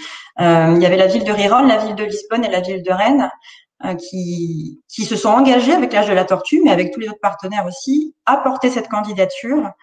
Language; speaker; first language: French; native; French